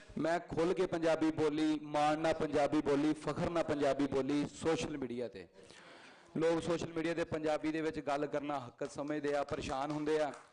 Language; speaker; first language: Punjabi; native; Punjabi